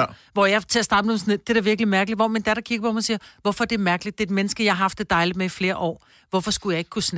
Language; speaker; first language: Danish; native; Danish